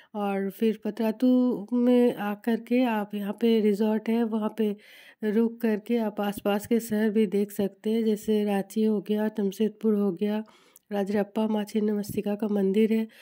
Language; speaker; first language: Hindi; non-native, local second language; Bangla